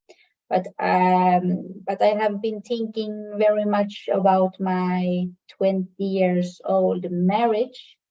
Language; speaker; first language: English; non-native, fluent; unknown